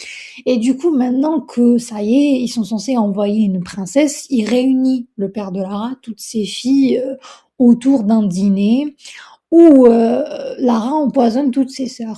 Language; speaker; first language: French; native; French